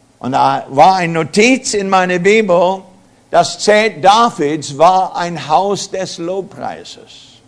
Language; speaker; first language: German; non-native, fluent; English